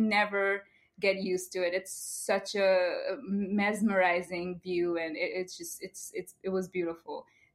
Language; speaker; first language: English; non-native, local second language; Bangla